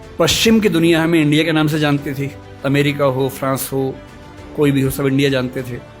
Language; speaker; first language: Hindi; native; Hindi